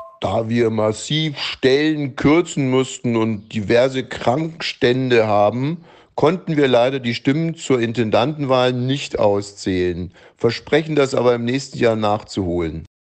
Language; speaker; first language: German; native; German